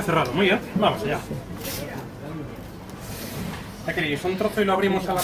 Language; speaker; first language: Spanish; native; Spanish